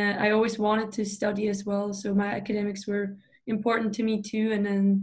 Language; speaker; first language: English; non-native, fluent; Swiss German